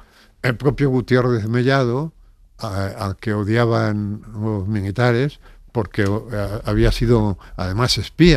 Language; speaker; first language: Spanish; native; Spanish